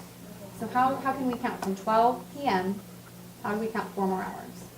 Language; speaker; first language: English; native; English